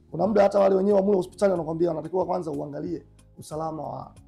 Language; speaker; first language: Swahili; native; Swahili